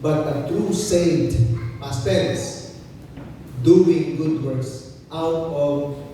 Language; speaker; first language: English; non-native, local second language; Filipino